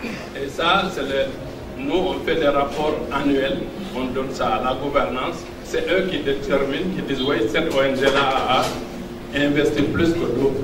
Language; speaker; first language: French; non-native, local second language; Fula